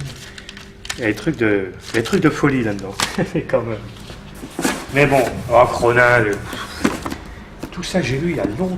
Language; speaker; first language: French; native; French